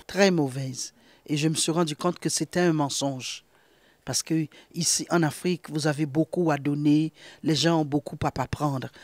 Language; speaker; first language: French; non-native, local second language; Haitian Creole